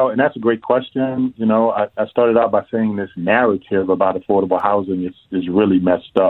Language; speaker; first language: English; native; English